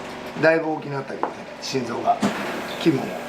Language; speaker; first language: Japanese; native; Japanese